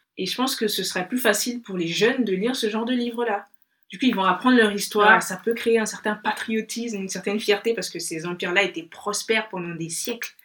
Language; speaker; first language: French; non-native, local second language; Bambara